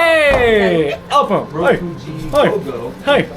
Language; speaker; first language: English; non-native, learner; Japanese